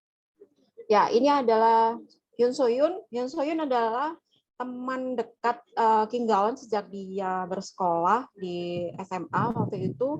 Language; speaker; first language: Indonesian; native; Indonesian